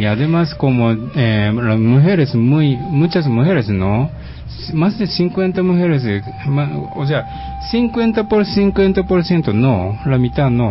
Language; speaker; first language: Spanish; non-native, fluent; Japanese